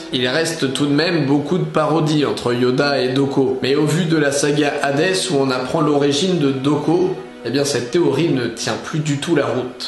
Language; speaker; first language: French; native; French